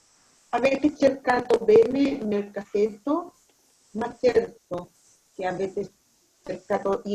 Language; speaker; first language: Italian; non-native, learner; Spanish